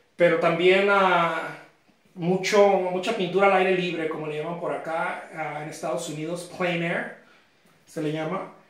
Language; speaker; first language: Spanish; native; Spanish